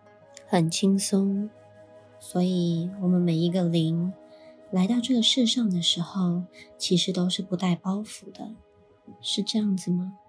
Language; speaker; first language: Chinese; native; Chinese